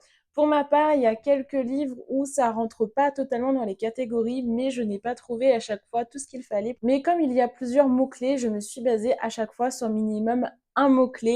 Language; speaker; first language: French; native; French